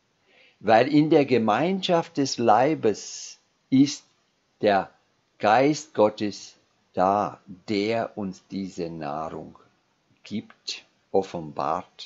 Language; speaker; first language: German; non-native, fluent; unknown